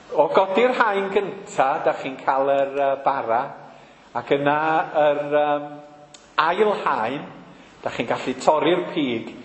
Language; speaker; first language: Welsh; native; Welsh